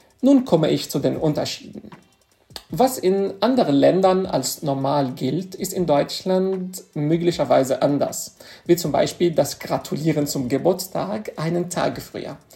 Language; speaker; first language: German; non-native, fluent; Arabic